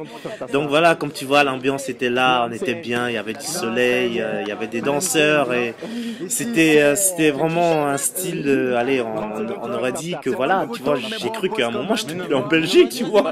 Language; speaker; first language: French; native; French